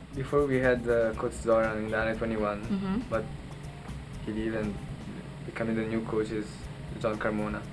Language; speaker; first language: English; non-native, learner; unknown